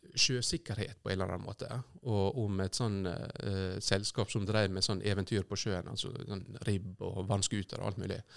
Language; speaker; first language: Norwegian; native; Norwegian